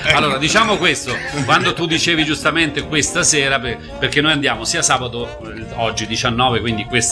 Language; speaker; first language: Italian; native; Italian